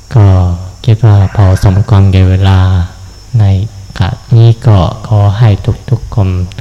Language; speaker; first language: Thai; non-native, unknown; Japanese